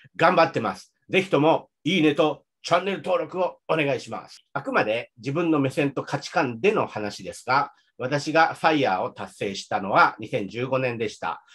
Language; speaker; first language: Japanese; native; Japanese